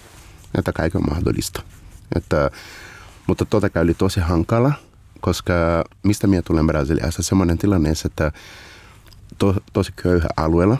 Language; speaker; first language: Finnish; non-native, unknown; Portuguese